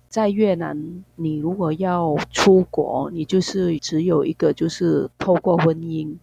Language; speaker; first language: Chinese; non-native, fluent; Vietnamese